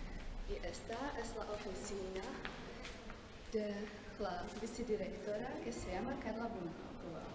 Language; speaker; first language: Spanish; non-native, learner; Czech